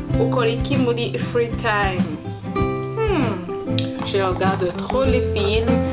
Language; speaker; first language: French; non-native, local second language; Rundi